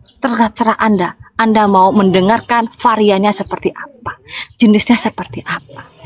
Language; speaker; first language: Indonesian; non-native, local second language; Madurese